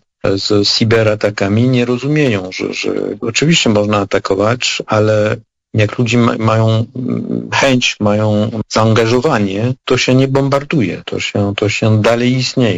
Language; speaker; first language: Polish; non-native, fluent; French